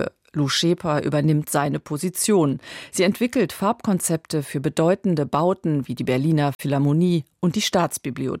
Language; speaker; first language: German; native; German